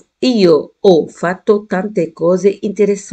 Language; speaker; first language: Italian; non-native, fluent; Arabic